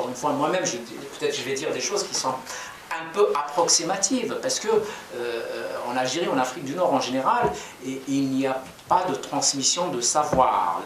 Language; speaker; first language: French; non-native, local second language; Kabyle